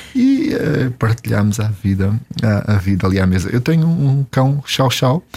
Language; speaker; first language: Portuguese; native; Portuguese